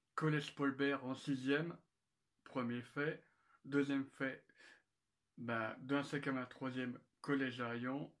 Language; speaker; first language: French; native; French